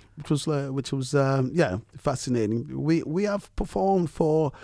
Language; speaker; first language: English; early bilingual, other home language; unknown